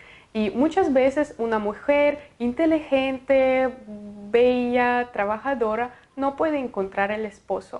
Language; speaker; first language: Spanish; non-native, fluent; Russian